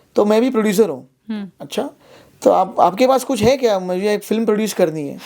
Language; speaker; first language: Hindi; non-native, local second language; Marathi